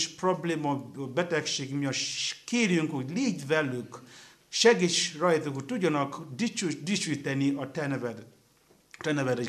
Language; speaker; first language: Hungarian; non-native, learner; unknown